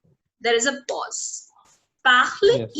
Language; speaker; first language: French; non-native, fluent; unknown